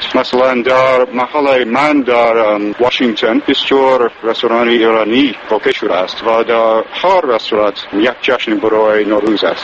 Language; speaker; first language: Persian; non-native, learner; English